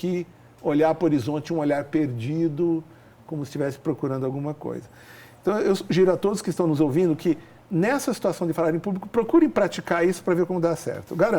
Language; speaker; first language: Portuguese; native; Portuguese